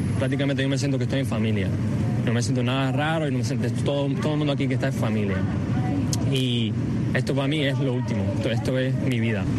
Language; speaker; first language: Spanish; early bilingual, heritage; Spanish